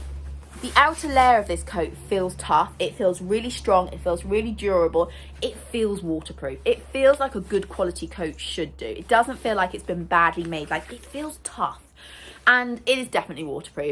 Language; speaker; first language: English; native; English